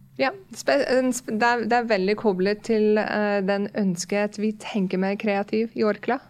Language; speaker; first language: Norwegian; non-native, fluent; English